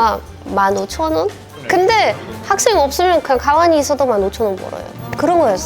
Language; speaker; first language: Korean; non-native, fluent; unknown